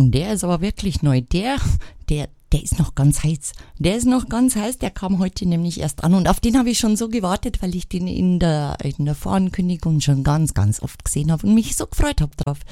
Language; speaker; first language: German; native; German